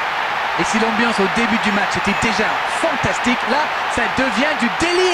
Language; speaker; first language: French; native; French